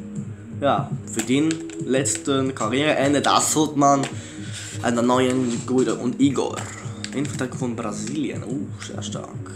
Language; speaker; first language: German; early bilingual, other home language; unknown